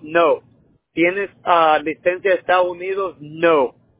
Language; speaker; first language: Spanish; native; Spanish